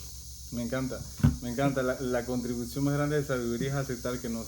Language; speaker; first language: Spanish; native; Spanish